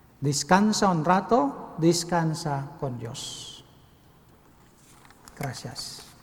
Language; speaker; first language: Spanish; non-native, learner; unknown